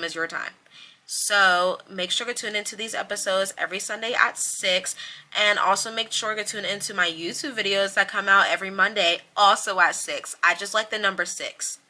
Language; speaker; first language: English; native; English